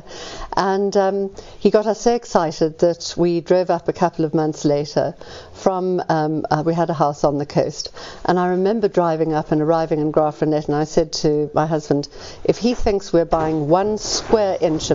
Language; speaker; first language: English; native; English